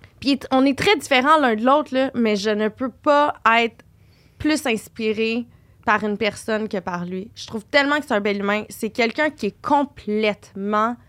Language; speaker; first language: French; native; French